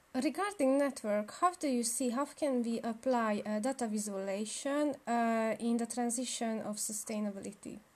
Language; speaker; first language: English; non-native, learner; Hungarian